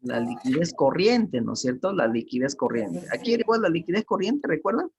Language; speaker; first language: Spanish; native; Spanish